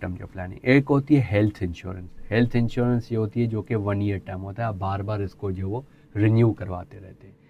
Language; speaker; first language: Urdu; non-native, local second language; Sindhi